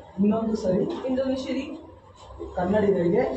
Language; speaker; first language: Kannada; non-native, learner; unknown